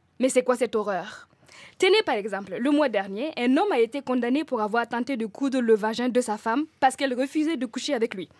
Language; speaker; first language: French; non-native, local second language; Mossi